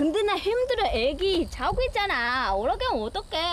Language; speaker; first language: Korean; non-native, learner; Vietnamese